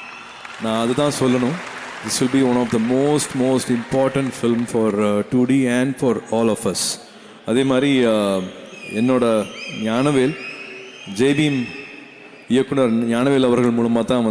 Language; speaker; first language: Tamil; native; Tamil